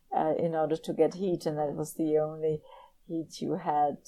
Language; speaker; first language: English; non-native, fluent; Czech